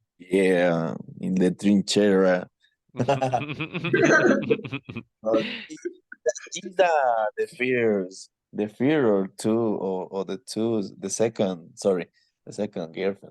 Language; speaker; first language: English; non-native, learner; Spanish